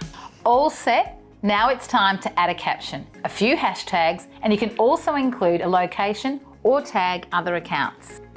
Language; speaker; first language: English; native; English